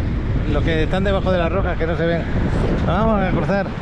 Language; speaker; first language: Spanish; native; Spanish